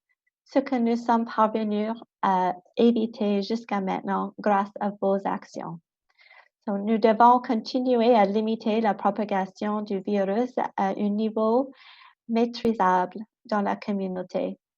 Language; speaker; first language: French; non-native, local second language; English